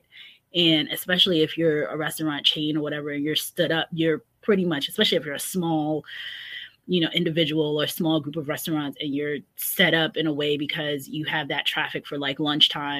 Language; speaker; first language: English; native; English